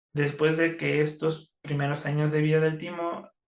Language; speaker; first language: Spanish; native; Spanish